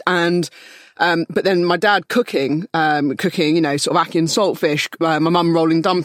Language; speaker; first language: English; native; English